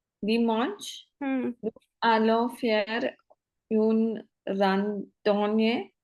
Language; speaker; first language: French; non-native, learner; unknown